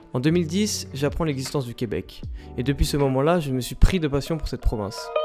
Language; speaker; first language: French; early bilingual, other home language; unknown